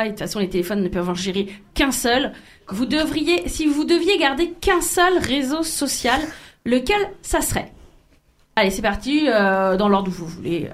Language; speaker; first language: French; native; French